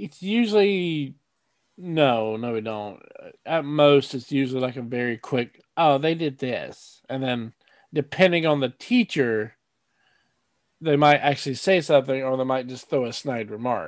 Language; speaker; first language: English; native; English